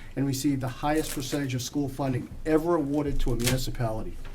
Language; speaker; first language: English; native; English